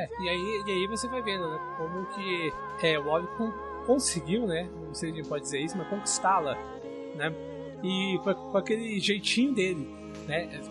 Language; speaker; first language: Portuguese; native; Portuguese